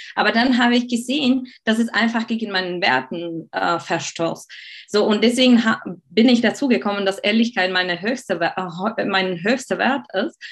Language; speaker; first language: German; non-native, fluent; Slovak